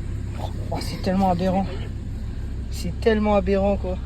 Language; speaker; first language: French; native; French